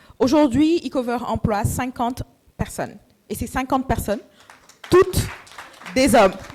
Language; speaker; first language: French; non-native, local second language; Wolof